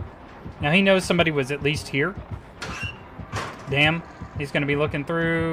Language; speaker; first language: English; native; English